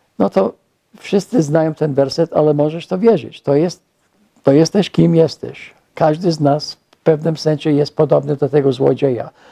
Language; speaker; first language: Polish; non-native, fluent; English